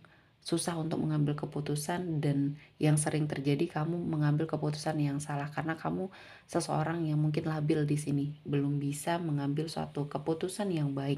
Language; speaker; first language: Indonesian; native; Indonesian